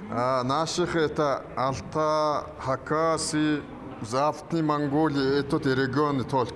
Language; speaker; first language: Russian; non-native, learner; Mongolian